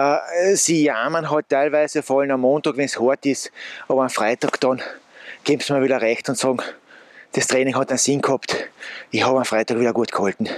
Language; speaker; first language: German; native; German